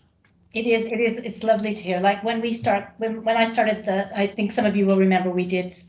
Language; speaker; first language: English; native; English